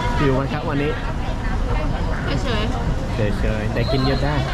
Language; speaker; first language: Thai; non-native, fluent; English